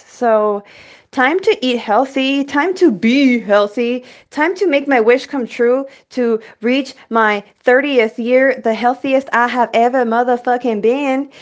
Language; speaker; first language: English; early bilingual, other home language; Spanish